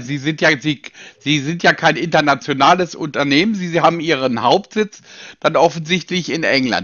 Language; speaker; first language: German; native; German